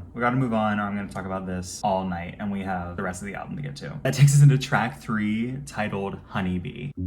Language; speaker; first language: English; native; English